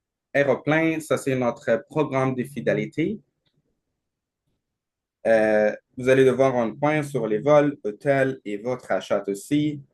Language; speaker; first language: French; non-native, learner; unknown